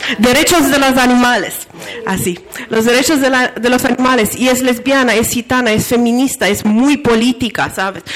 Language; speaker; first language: Spanish; non-native, learner; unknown